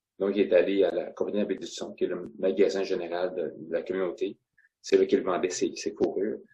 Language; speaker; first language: French; non-native, local second language; Innu-aimun